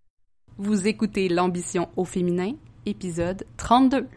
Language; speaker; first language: French; native; French